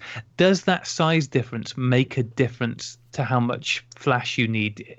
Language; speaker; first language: English; native; English